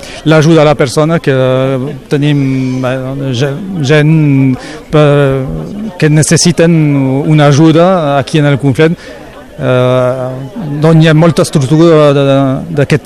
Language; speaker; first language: Catalan; non-native, local second language; French